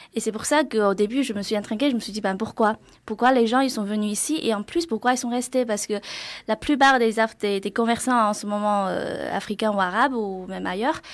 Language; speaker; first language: French; non-native, fluent; Chinese